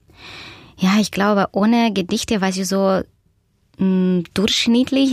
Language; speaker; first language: German; non-native, fluent; Russian